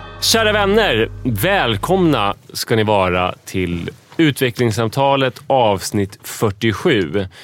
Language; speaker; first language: Swedish; native; Swedish